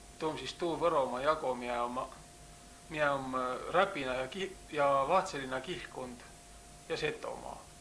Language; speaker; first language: Estonian; native; Estonian